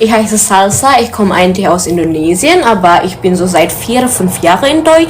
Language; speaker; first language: German; early bilingual, other home language; Indonesian